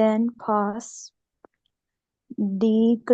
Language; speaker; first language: German; non-native, learner; Urdu